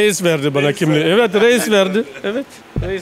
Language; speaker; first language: Turkish; non-native, learner; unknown